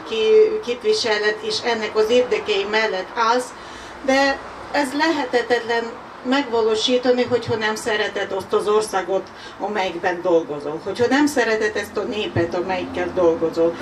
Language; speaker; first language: Hungarian; non-native, fluent; Ukrainian